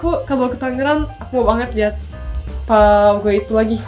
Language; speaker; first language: Indonesian; non-native, fluent; Turkish